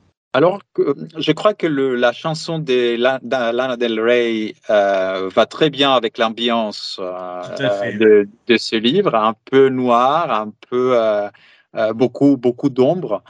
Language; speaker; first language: French; non-native, fluent; Greek